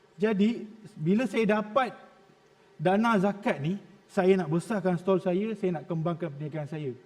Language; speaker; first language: Malay; native; Malay